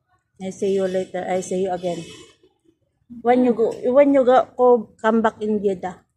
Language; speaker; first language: English; non-native, learner; Filipino